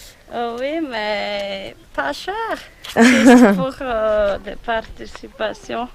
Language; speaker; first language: French; non-native, local second language; Malagasy